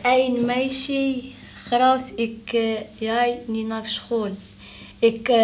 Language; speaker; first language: Dutch; non-native, learner; Arabic